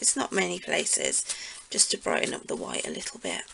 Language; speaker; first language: English; native; English